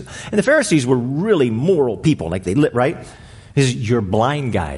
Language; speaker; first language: English; native; English